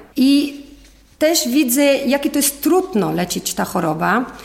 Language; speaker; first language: Polish; non-native, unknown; Spanish